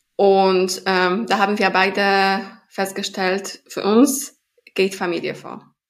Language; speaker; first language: German; non-native, fluent; Polish